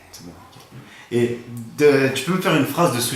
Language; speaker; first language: French; native; French